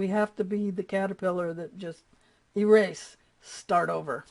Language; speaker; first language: English; native; English